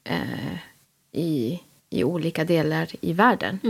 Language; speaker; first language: Swedish; early bilingual, other home language; Spanish